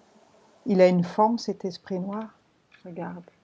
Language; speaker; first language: French; native; French